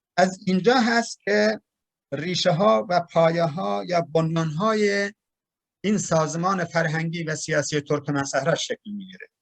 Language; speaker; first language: Persian; non-native, local second language; Turkmen